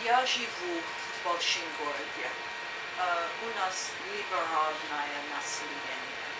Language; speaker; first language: Russian; non-native, learner; English